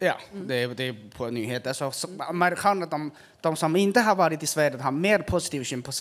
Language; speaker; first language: Swedish; non-native, fluent; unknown